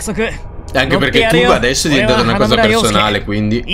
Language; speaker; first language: Italian; native; Italian